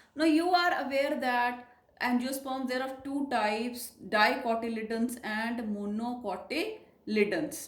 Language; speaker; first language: English; non-native, local second language; Punjabi